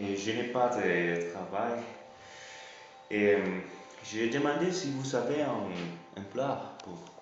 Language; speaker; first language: French; non-native, learner; English